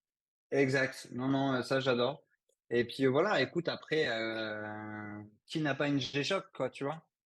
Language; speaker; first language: French; native; French